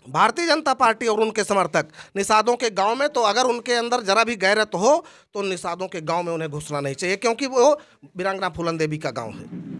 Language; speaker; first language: Hindi; native; Hindi